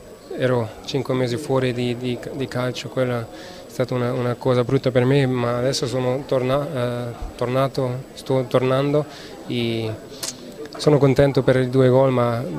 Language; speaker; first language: Italian; non-native, learner; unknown